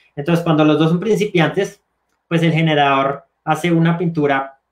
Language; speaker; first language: Spanish; native; Spanish